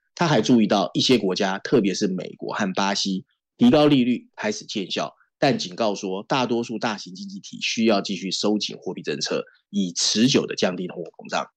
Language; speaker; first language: Chinese; native; Chinese